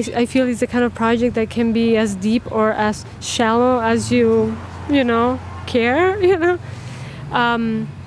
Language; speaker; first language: English; non-native, fluent; Spanish